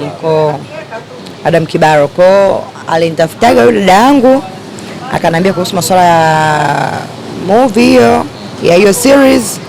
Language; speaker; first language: Swahili; native; Swahili